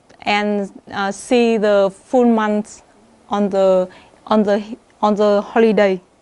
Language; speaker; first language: English; non-native, learner; Vietnamese